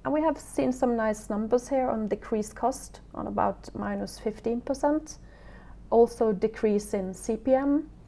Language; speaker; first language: English; non-native, fluent; Norwegian